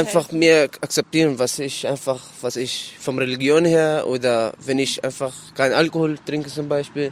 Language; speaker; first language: German; non-native, learner; Arabic